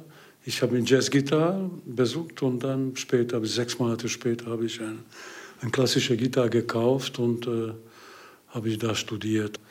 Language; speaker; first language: German; non-native, learner; Hungarian